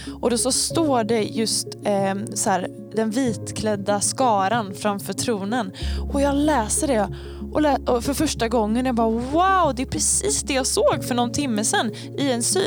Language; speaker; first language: Swedish; native; Swedish